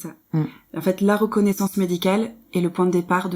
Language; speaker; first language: French; native; French